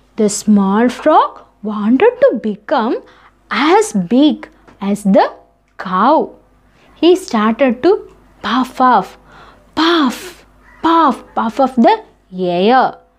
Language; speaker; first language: English; non-native, local second language; Malayalam